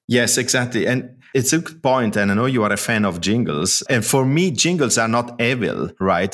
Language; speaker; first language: English; non-native, fluent; Italian